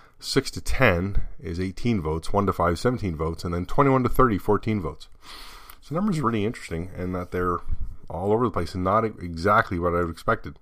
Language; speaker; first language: English; native; English